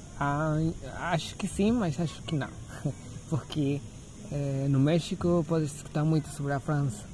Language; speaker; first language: Portuguese; non-native, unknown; Spanish